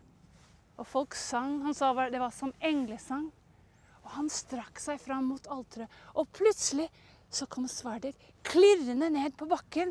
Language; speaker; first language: Norwegian; non-native, fluent; English